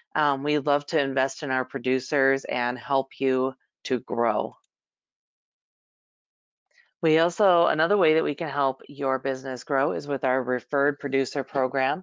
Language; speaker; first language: English; native; English